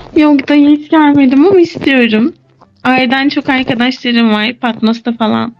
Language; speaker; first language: Turkish; native; Turkish